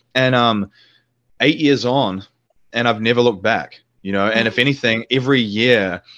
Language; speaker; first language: English; native; English